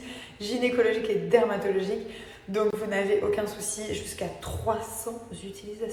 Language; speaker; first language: French; native; French